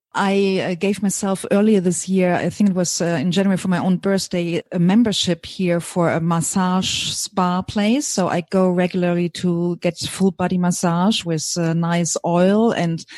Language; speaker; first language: English; non-native, fluent; German